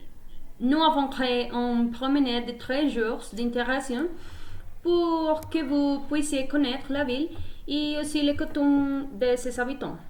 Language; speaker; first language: French; non-native, learner; Spanish